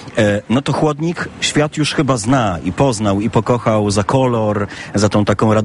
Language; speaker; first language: Polish; native; Polish